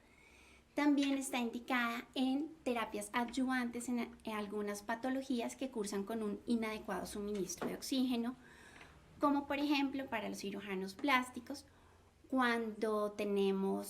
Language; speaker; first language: Spanish; native; Spanish